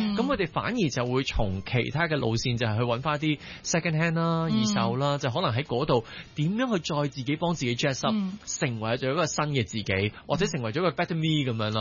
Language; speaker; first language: Cantonese; native; Cantonese